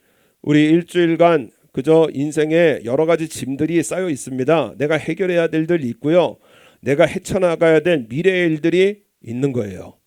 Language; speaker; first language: Korean; native; Korean